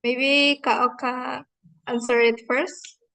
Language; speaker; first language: English; non-native, learner; Indonesian